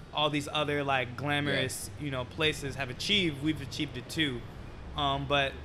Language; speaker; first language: English; native; English